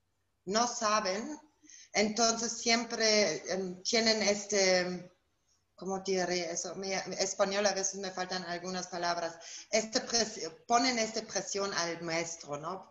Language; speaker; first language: Spanish; non-native, fluent; German